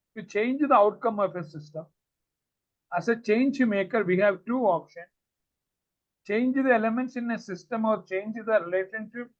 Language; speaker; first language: English; non-native, local second language; Malayalam